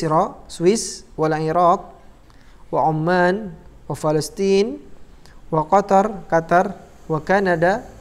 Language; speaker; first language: Arabic; non-native, fluent; Indonesian